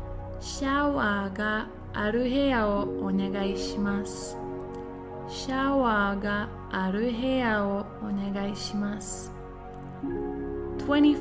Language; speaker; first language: Japanese; non-native, fluent; English